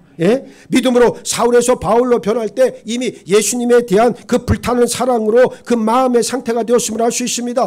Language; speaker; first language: Korean; native; Korean